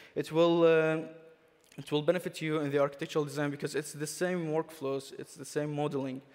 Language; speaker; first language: English; non-native, fluent; Arabic